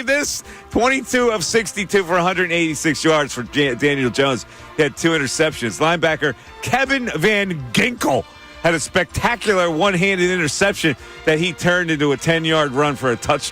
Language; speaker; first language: English; native; English